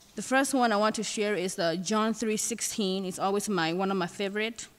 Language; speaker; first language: English; non-native, fluent; Thai